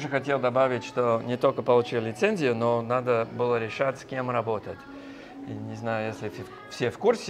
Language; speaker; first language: Russian; non-native, fluent; English